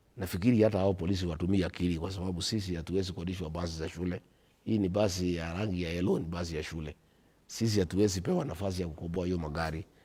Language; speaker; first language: Swahili; non-native, local second language; Kikuyu